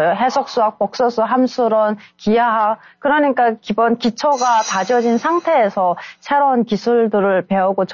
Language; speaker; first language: Korean; native; Korean